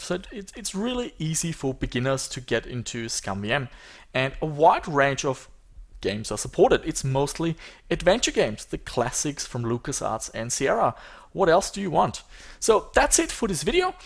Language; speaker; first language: English; native; English